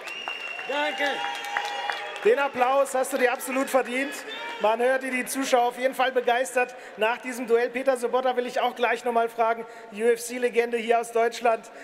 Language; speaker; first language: German; native; German